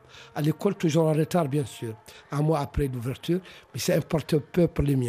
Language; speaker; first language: French; non-native, local second language; Arabic